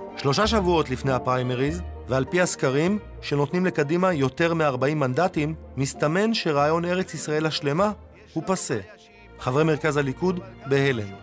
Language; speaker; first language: Hebrew; native; Hebrew